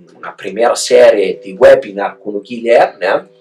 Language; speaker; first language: Portuguese; non-native, fluent; Italian